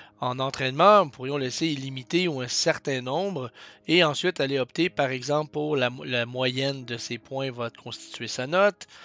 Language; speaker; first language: French; native; French